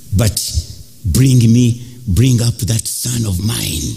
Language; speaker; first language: English; non-native, local second language; Ganda